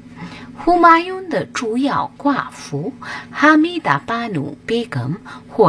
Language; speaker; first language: Chinese; non-native, learner; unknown